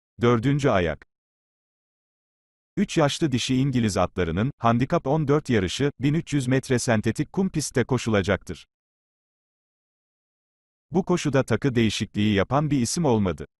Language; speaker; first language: Turkish; native; Turkish